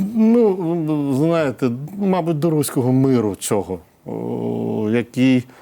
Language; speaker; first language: Ukrainian; non-native, local second language; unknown